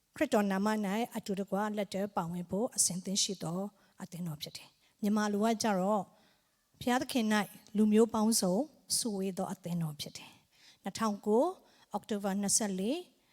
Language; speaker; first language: Burmese; non-native, local second language; Tedim Chin